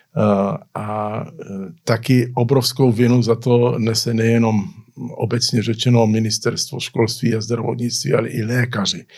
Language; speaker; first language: Czech; early bilingual, heritage; Czech